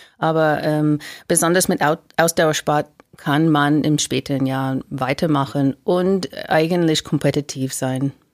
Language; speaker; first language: German; non-native, fluent; English